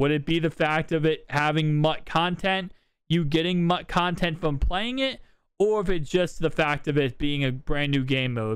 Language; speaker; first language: English; native; English